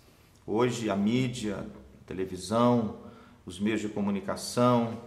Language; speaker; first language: Portuguese; native; Portuguese